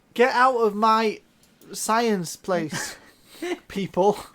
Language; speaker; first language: English; native; English